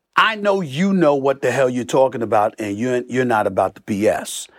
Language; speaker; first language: English; native; English